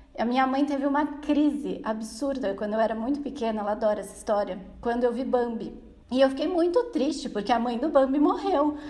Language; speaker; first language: Portuguese; native; Portuguese